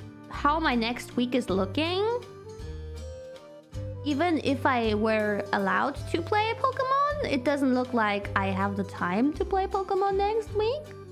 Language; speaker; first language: English; non-native, fluent; German